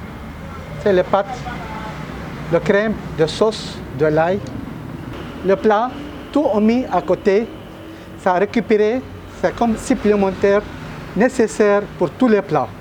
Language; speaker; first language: French; non-native, learner; Arabic